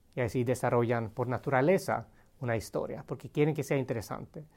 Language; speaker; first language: Spanish; non-native, fluent; Swedish